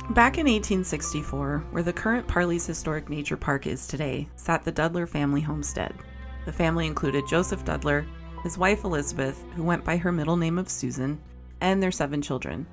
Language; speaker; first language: English; native; English